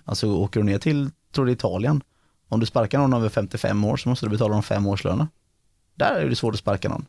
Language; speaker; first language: Swedish; native; Swedish